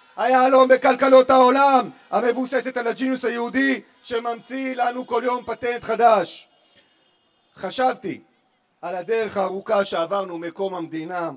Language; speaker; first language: Hebrew; native; Hebrew